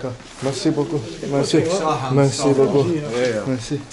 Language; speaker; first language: French; non-native, learner; Spanish